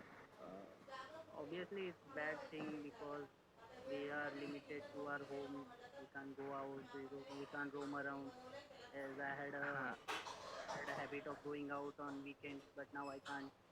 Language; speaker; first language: English; non-native, learner; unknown